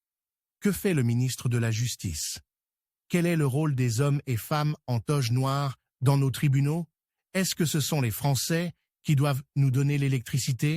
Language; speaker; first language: French; non-native, local second language; Haitian Creole